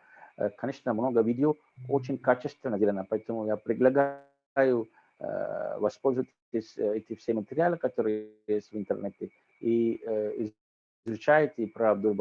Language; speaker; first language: Russian; non-native, fluent; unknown